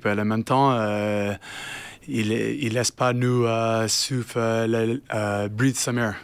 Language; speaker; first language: French; non-native, learner; English